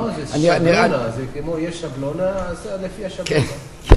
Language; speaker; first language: Hebrew; non-native, fluent; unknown